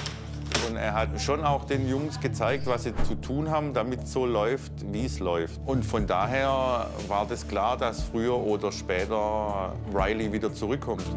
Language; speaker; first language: German; native; German